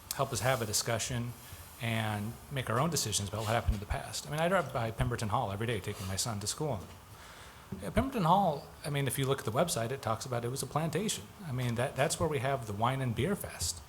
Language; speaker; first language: English; native; English